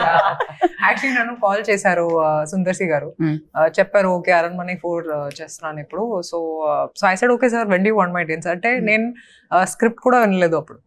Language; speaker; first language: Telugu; non-native, fluent; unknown